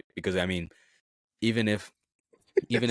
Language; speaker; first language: English; native; English